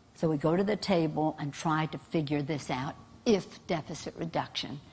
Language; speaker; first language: English; native; English